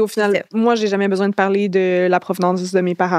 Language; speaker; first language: French; native; French